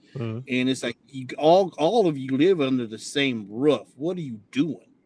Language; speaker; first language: English; native; English